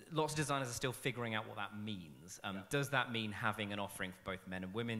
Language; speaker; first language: English; native; English